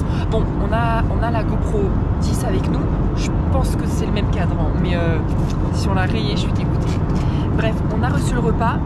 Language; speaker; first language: French; native; French